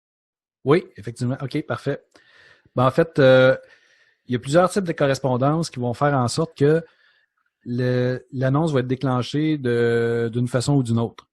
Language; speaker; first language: French; native; French